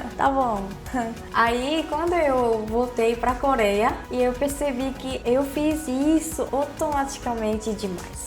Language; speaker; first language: Portuguese; non-native, fluent; Korean